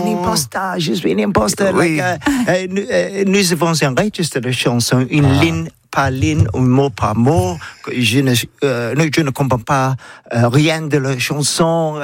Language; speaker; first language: French; non-native, learner; English